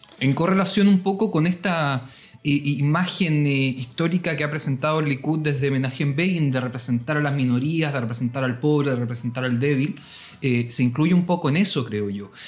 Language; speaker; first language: Spanish; native; Spanish